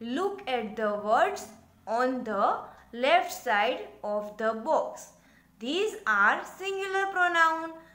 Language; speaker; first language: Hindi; non-native, local second language; Gujarati